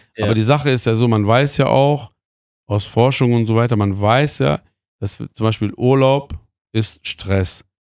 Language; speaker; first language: German; early bilingual, other home language; Persian